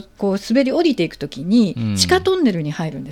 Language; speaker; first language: Japanese; native; Japanese